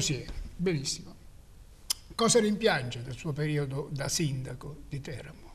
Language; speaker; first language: Italian; native; Italian